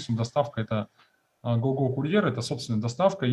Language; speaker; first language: Russian; native; Russian